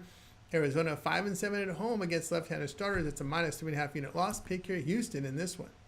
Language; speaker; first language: English; native; English